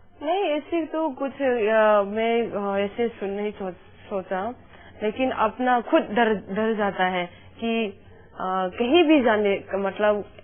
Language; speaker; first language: Hindi; non-native, local second language; Manipuri